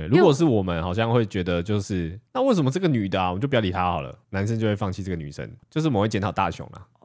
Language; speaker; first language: Chinese; native; Chinese